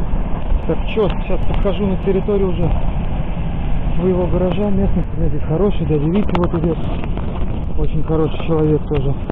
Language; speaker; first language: Russian; native; Russian